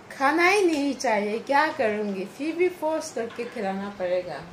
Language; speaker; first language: Hindi; non-native, local second language; Bangla